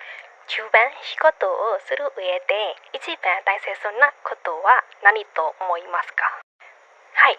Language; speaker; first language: Japanese; non-native, learner; Burmese